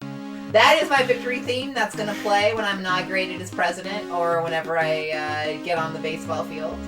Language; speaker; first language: English; native; English